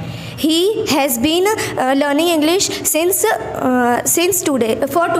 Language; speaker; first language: English; non-native, learner; Hindi